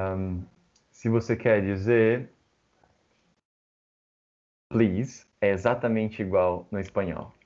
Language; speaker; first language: Portuguese; native; Portuguese